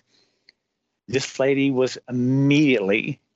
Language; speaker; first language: English; native; English